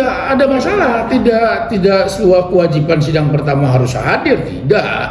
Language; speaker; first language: Indonesian; native; Indonesian